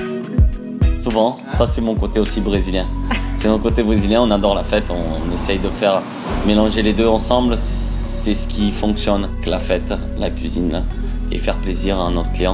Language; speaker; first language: French; non-native, fluent; Portuguese